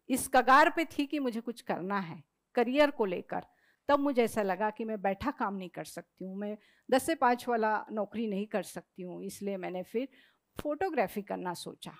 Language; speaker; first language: Hindi; non-native, local second language; Marathi